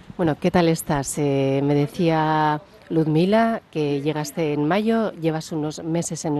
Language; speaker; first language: Spanish; native; Spanish